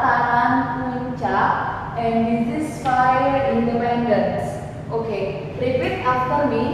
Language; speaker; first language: English; non-native, learner; Indonesian